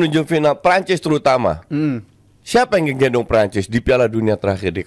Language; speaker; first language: Indonesian; native; Indonesian